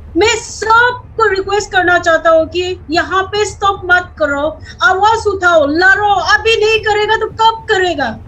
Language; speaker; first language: Hindi; non-native, local second language; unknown